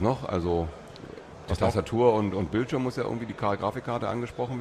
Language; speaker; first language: German; native; German